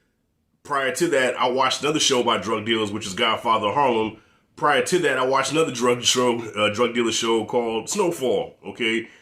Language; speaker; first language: English; native; English